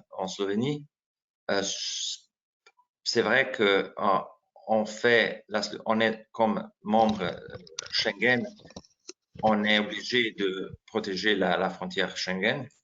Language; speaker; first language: French; non-native, fluent; Slovenian